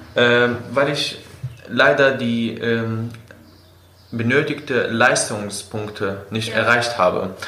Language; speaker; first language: German; non-native, fluent; Kurdish